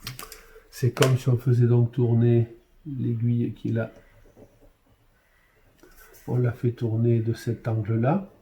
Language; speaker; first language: French; native; French